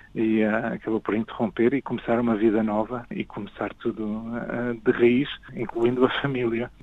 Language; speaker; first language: Portuguese; early bilingual, other home language; English